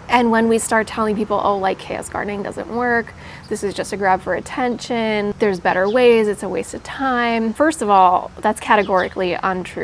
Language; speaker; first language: English; native; English